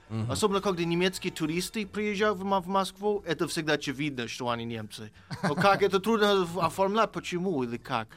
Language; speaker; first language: Russian; non-native, fluent; English